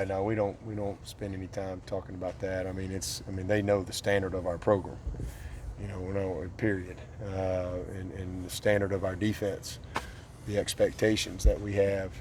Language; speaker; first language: English; native; English